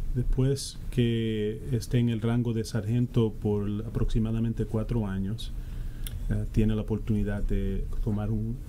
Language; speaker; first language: Spanish; early bilingual, heritage; Spanish